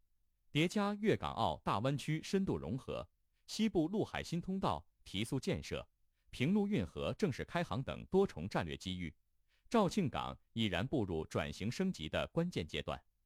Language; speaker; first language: Chinese; native; Chinese